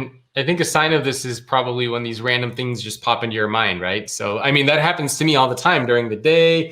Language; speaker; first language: English; native; English